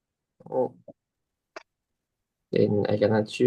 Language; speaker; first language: English; non-native, learner; Chinese